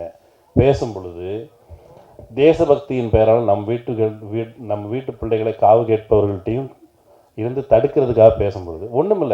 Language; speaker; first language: Tamil; native; Tamil